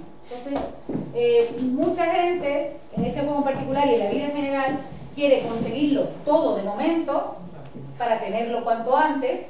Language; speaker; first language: Spanish; native; Spanish